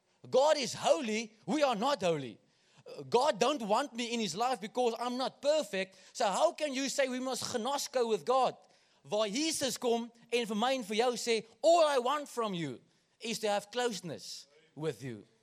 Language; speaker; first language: English; non-native, local second language; Afrikaans